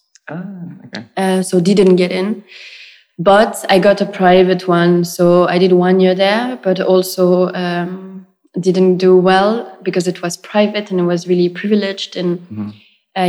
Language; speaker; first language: English; non-native, fluent; French